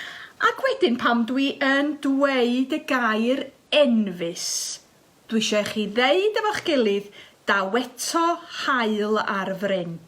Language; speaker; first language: Welsh; native; Welsh